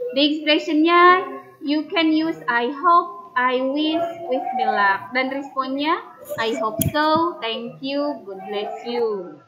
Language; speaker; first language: English; non-native, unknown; Indonesian